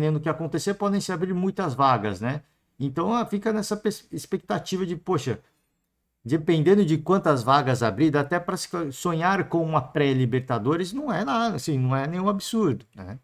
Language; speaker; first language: Portuguese; native; Portuguese